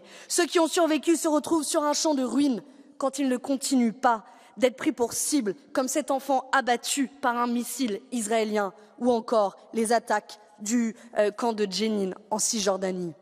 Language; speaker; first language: French; native; French